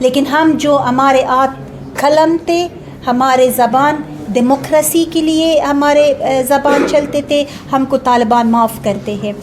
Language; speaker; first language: Hindi; non-native, learner; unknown